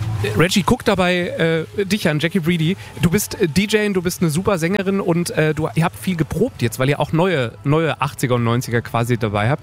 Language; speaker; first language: German; native; German